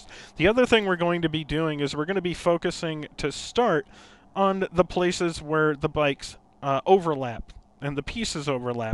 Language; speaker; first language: English; native; English